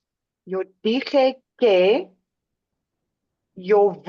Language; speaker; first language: Spanish; non-native, learner; English